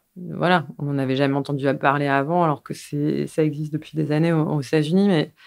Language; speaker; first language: French; native; French